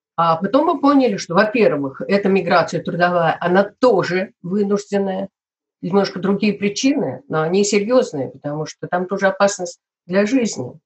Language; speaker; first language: Russian; native; Russian